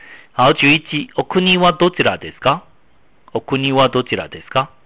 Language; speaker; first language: Japanese; non-native, fluent; Chinese